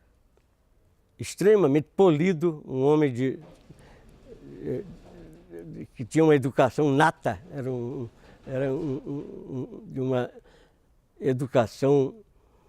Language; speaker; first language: Portuguese; native; Portuguese